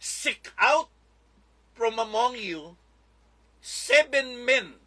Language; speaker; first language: English; non-native, local second language; Filipino